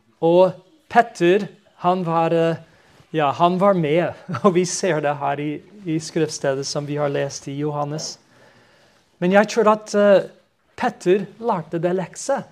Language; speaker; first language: Norwegian; non-native, fluent; English